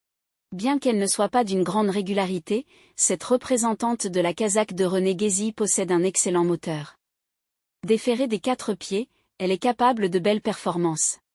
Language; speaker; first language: French; native; French